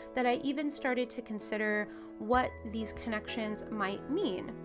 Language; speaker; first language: English; native; English